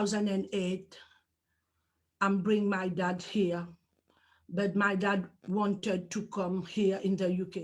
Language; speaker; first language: English; non-native, learner; Morisyen